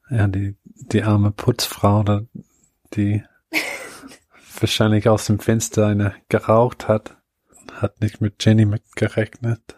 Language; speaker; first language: German; non-native, fluent; Bulgarian